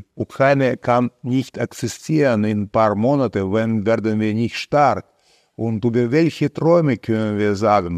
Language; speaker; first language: German; non-native, fluent; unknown